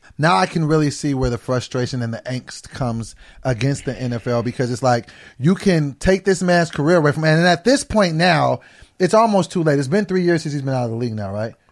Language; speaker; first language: English; native; English